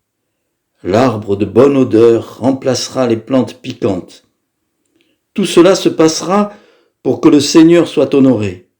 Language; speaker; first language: French; native; French